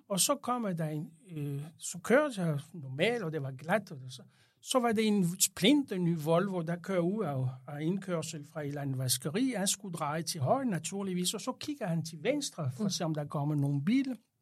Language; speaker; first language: Danish; non-native, fluent; French